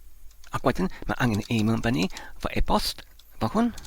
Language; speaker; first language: Welsh; non-native, learner; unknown